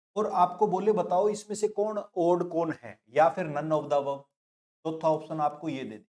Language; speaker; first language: Hindi; non-native, local second language; Punjabi